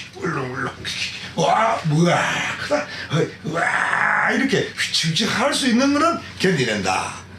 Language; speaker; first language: Korean; native; Korean